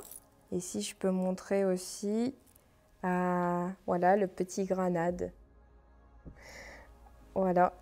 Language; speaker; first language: French; non-native, fluent; Armenian